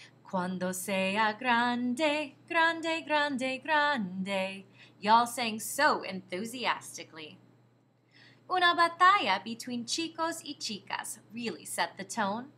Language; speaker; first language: English; native; English